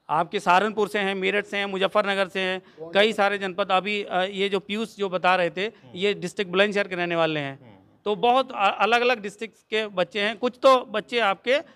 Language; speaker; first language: Hindi; native; Hindi